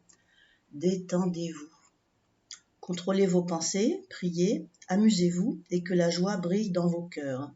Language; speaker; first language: French; native; French